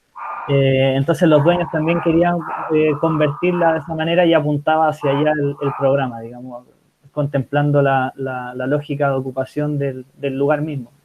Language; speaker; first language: Spanish; native; Spanish